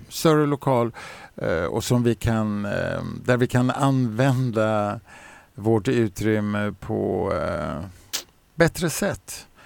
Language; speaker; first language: Swedish; native; Swedish